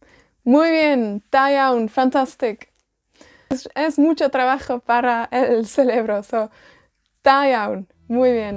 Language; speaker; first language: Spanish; non-native, fluent; Welsh